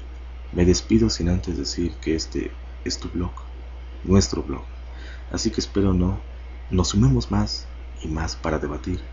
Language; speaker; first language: Spanish; native; Spanish